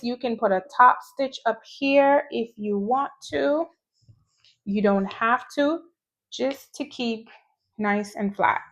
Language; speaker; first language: English; native; English